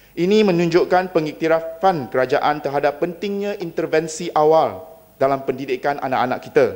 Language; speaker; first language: Malay; non-native, local second language; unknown